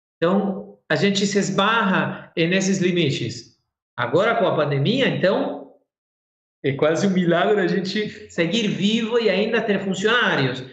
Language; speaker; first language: Portuguese; non-native, fluent; Spanish